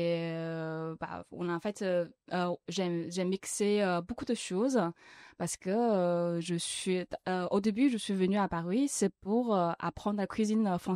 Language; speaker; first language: French; non-native, learner; Chinese